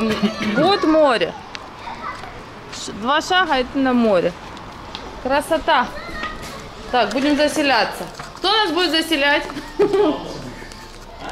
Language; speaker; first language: Russian; native; Russian